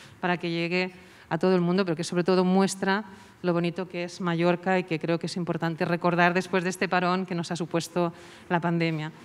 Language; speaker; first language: Spanish; non-native, local second language; Catalan